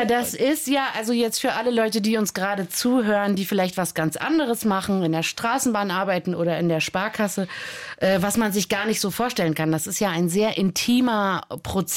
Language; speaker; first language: German; native; German